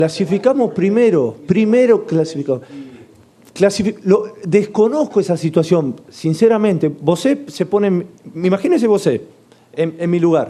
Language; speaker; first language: Spanish; non-native, fluent; Portuguese